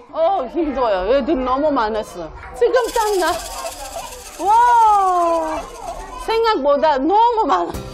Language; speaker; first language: Korean; non-native, learner; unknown